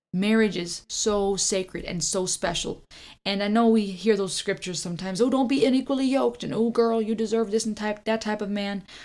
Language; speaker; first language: English; early bilingual, other home language; German